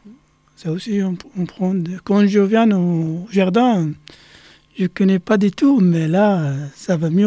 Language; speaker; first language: French; non-native, learner; Arabic